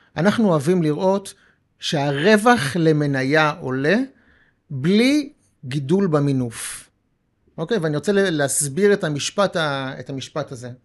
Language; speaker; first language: Hebrew; native; Hebrew